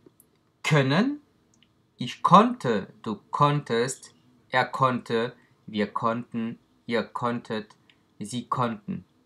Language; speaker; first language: German; non-native, fluent; French